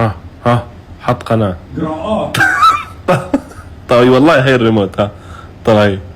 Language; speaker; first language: Arabic; native; Arabic